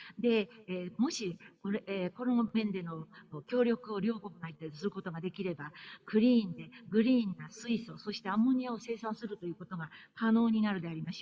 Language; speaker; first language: Japanese; native; Japanese